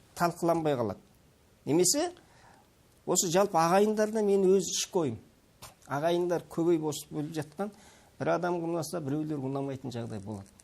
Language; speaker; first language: Kazakh; early bilingual, heritage; Kazakh